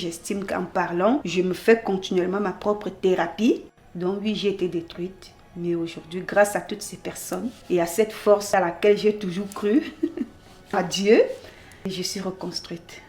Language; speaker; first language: French; native; French